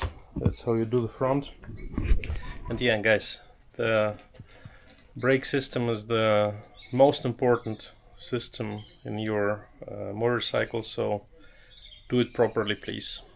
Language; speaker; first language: English; non-native, fluent; German